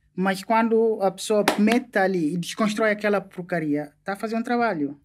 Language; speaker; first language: Portuguese; non-native, local second language; Upper Guinea Crioulo